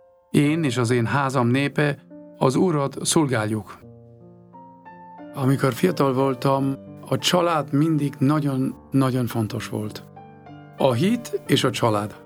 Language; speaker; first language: Hungarian; non-native, learner; German